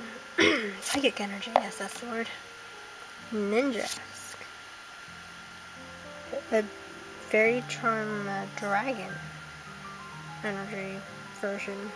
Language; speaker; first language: English; native; English